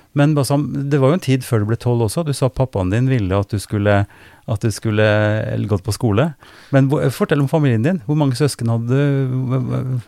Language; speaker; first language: Norwegian; native; Norwegian